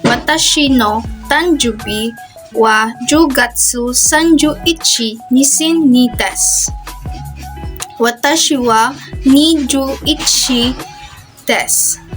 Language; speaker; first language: Japanese; non-native, learner; Filipino